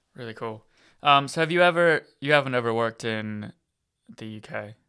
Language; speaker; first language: English; native; English